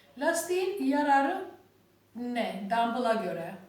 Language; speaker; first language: Turkish; non-native, learner; Albanian